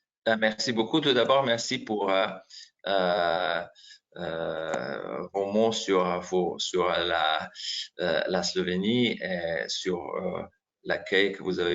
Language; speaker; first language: French; non-native, fluent; Slovenian